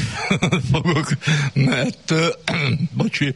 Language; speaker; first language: Hungarian; native; Hungarian